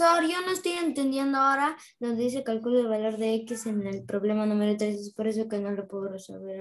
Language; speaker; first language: Spanish; native; Spanish